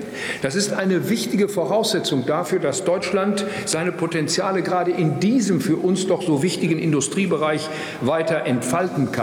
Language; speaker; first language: German; native; German